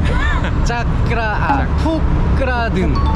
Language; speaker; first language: Thai; non-native, learner; Korean